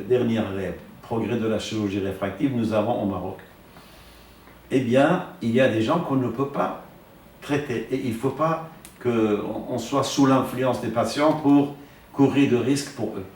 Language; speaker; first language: French; non-native, fluent; Persian